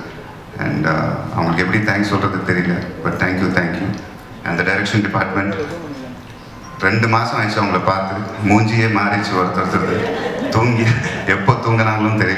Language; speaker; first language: Tamil; non-native, local second language; Telugu